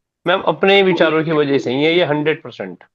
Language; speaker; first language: Hindi; native; Hindi